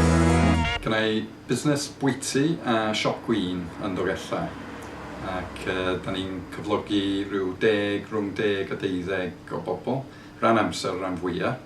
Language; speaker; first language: Welsh; non-native, fluent; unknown